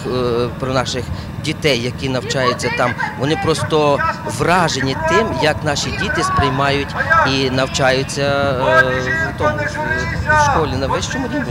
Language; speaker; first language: Ukrainian; native; Ukrainian